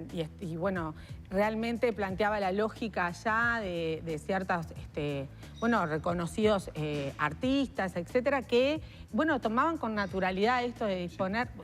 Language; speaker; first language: Spanish; native; Spanish